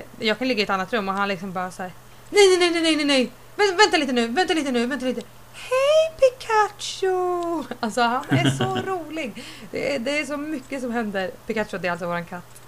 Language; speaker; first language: Swedish; native; Swedish